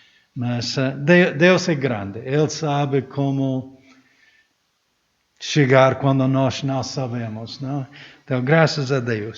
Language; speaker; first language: Portuguese; non-native, fluent; English